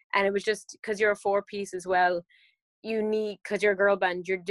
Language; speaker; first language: English; native; English